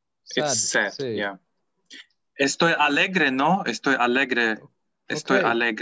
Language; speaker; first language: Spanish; non-native, learner; Russian